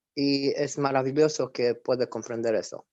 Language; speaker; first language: Spanish; non-native, fluent; Romanian